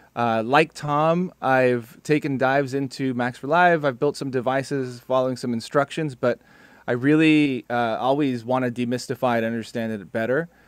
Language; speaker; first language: English; early bilingual, other home language; Spanish